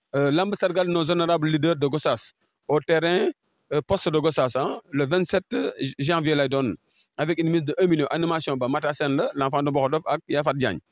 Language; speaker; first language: French; non-native, local second language; Wolof